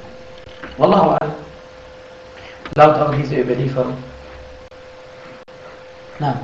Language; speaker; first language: German; non-native, fluent; Arabic